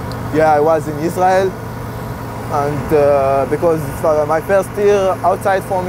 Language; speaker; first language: English; non-native, learner; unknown